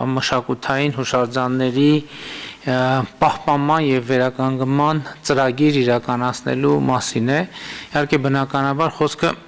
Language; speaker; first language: Armenian; native; Armenian